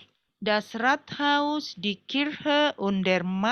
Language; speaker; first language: German; non-native, fluent; Indonesian